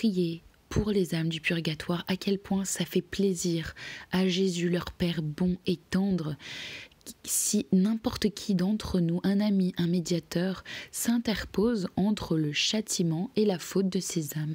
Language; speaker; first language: French; native; French